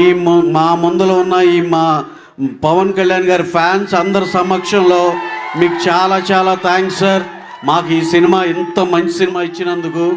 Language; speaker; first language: Telugu; native; Telugu